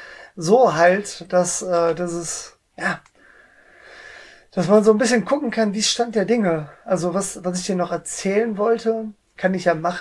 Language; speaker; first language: German; native; German